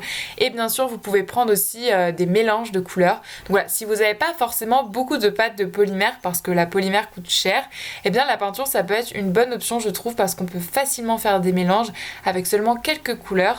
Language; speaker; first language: French; native; French